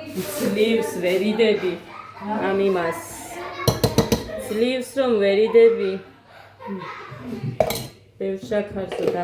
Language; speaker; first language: Georgian; native; Georgian